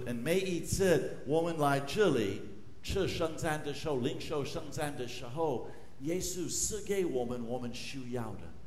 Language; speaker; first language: Chinese; non-native, fluent; English